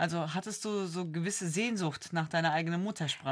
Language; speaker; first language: German; native; German